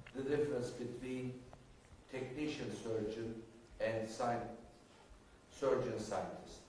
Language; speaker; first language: English; non-native, fluent; Turkish